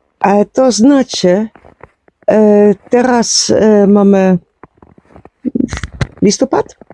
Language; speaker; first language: Polish; non-native, learner; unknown